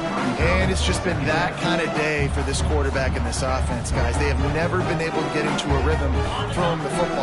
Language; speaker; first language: English; native; English